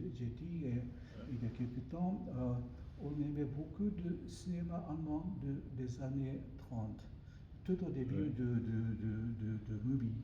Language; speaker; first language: French; non-native, learner; Japanese